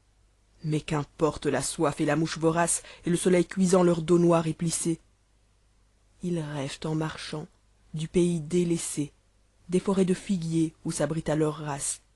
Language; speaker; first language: French; native; French